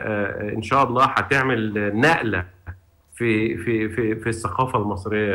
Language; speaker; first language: Arabic; native; Arabic